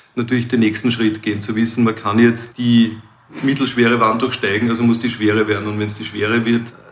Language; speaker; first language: German; native; German